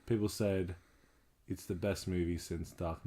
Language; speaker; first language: English; native; English